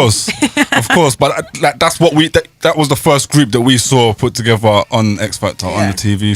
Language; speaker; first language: English; native; English